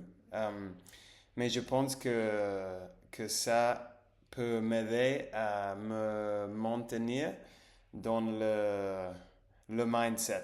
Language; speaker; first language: French; non-native, learner; English